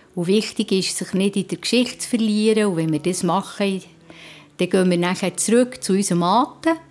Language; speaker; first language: German; native; German